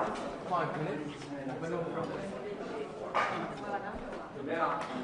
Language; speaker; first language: Chinese; native; Chinese